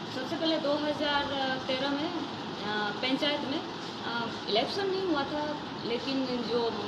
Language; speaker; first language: Hindi; non-native, local second language; Santali